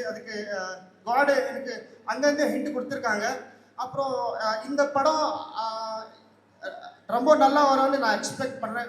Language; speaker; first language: Tamil; non-native, local second language; Kannada